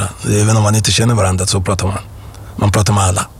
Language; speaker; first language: Swedish; non-native, fluent; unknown